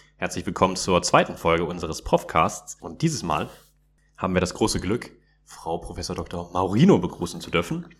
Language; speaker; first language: German; native; German